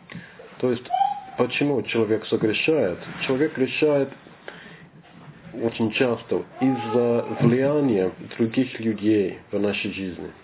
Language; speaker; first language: Russian; non-native, learner; English